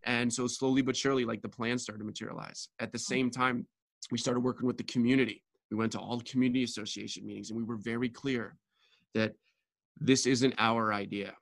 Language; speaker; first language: English; native; English